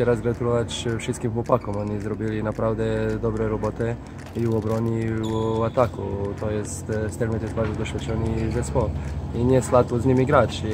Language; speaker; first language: Polish; non-native, fluent; Slovenian